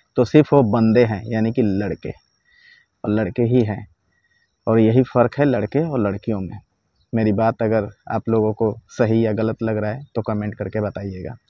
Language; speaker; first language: Hindi; native; Hindi